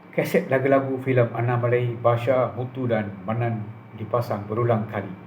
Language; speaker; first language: Malay; non-native, local second language; Tamil